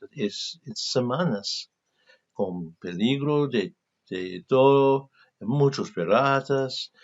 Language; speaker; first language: Spanish; non-native, fluent; English